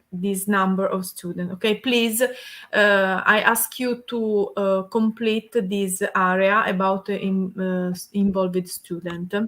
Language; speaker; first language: English; non-native, learner; Italian